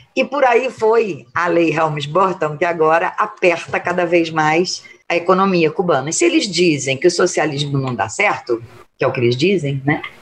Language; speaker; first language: Portuguese; native; Portuguese